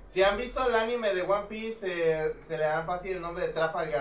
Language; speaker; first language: Spanish; native; Spanish